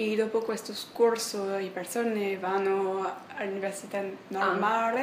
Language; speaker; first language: Italian; non-native, learner; French